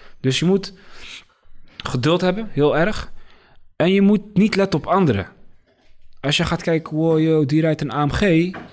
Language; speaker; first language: Dutch; early bilingual, other home language; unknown